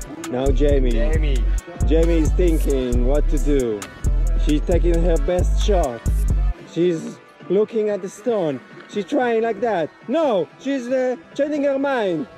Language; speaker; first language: English; non-native, fluent; Hebrew